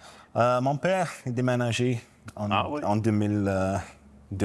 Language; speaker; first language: French; non-native, learner; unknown